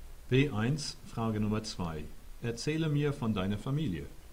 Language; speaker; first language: German; non-native, fluent; English